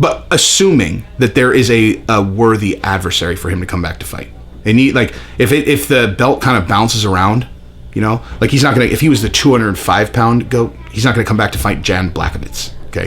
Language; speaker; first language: English; native; English